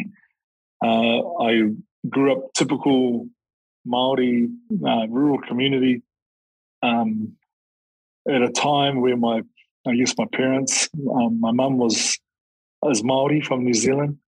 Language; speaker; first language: English; native; English